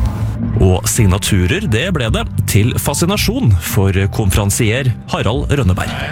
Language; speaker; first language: Norwegian; native; Norwegian